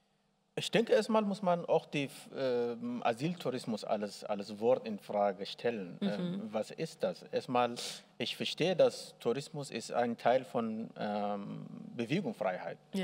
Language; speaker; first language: German; non-native, learner; Arabic